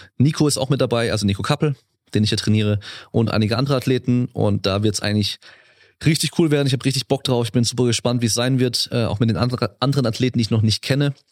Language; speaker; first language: German; native; German